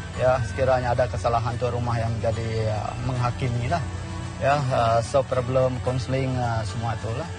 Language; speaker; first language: Malay; non-native, local second language; Iban